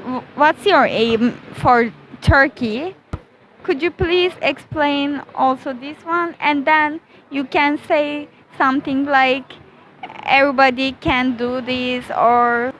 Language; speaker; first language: English; non-native, learner; Turkish